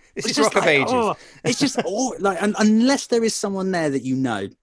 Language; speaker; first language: English; native; English